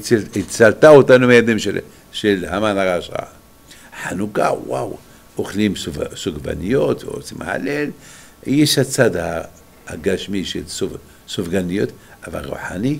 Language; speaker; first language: Hebrew; non-native, fluent; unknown